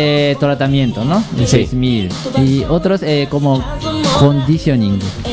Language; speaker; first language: Spanish; non-native, learner; Japanese